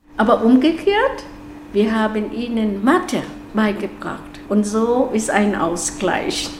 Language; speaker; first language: German; non-native, fluent; Vietnamese